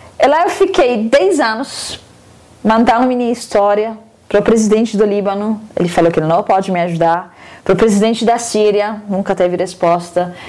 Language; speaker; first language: Portuguese; non-native, fluent; Arabic